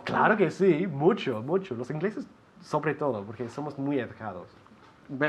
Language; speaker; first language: Spanish; non-native, fluent; English